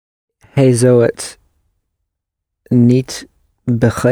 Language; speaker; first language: Dutch; non-native, learner; English